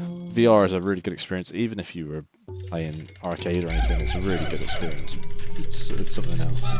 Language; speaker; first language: English; native; English